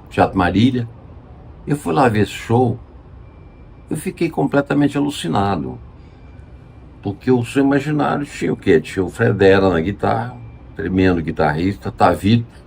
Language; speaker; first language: Portuguese; native; Portuguese